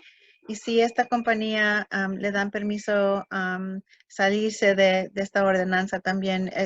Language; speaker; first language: Spanish; early bilingual, heritage; English